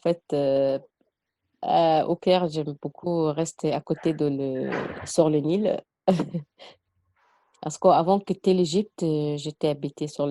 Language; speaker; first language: French; non-native, learner; Arabic